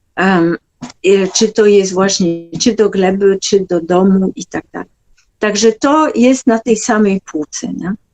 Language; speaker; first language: Polish; non-native, fluent; French